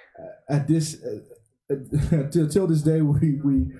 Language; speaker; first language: English; early bilingual, heritage; English